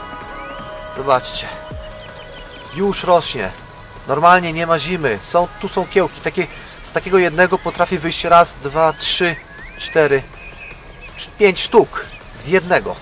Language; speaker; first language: Polish; native; Polish